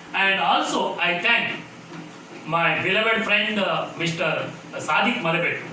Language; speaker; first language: English; non-native, local second language; Kannada